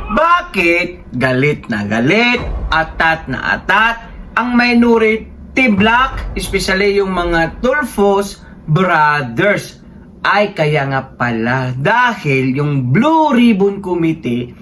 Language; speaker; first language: Filipino; native; Filipino